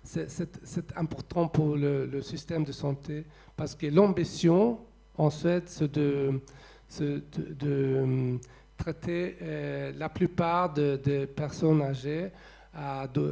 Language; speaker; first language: French; non-native, fluent; Swedish